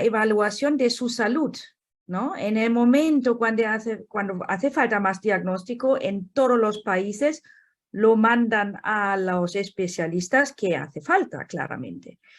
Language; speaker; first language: Spanish; non-native, fluent; German